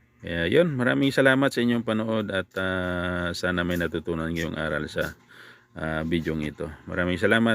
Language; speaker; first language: Filipino; non-native, local second language; Cebuano